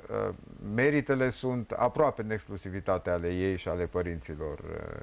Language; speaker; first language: Romanian; native; Romanian